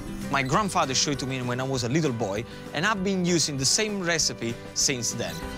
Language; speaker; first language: English; non-native, fluent; Italian